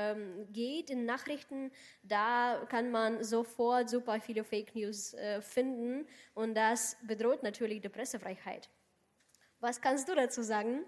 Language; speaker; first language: German; non-native, fluent; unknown